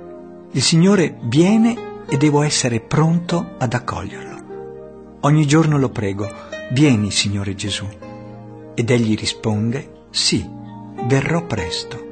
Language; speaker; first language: Italian; native; Italian